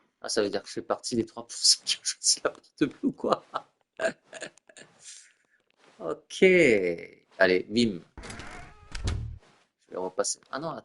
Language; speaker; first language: French; native; French